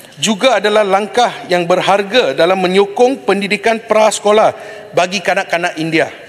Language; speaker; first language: Malay; non-native, local second language; Tamil